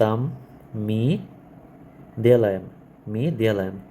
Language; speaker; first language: Russian; non-native, learner; Bangla